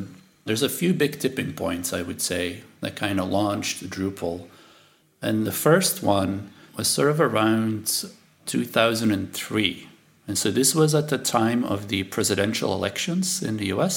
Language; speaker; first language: English; non-native, fluent; Dutch